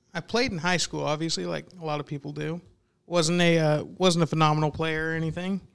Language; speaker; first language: English; native; English